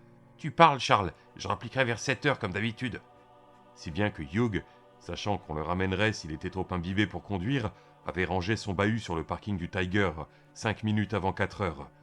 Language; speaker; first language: French; native; French